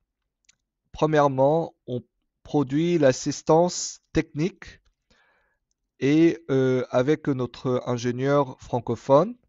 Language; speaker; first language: French; non-native, fluent; Korean